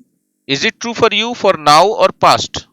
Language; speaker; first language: English; non-native, fluent; Hindi